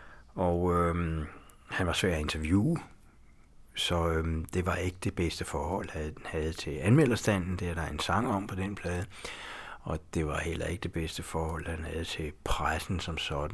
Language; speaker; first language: Danish; native; Danish